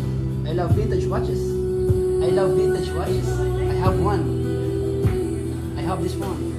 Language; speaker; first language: English; non-native, local second language; Filipino